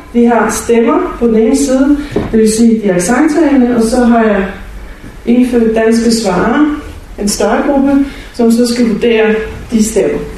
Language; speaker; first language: Danish; non-native, fluent; Bulgarian